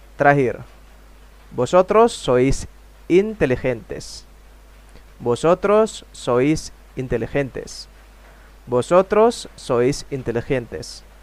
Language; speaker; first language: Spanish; non-native, fluent; Indonesian